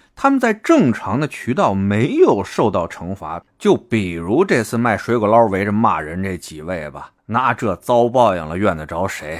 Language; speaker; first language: Chinese; native; Chinese